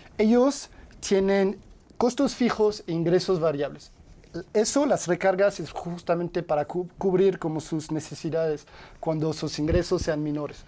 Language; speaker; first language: Spanish; non-native, fluent; French